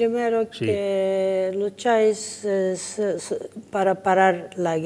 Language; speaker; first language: Spanish; non-native, learner; Turkish